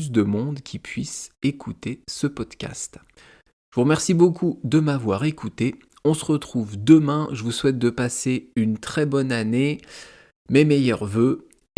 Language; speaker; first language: French; native; French